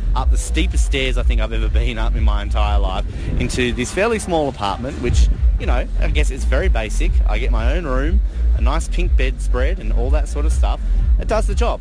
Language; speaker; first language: English; native; English